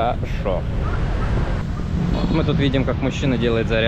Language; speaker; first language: Russian; native; Russian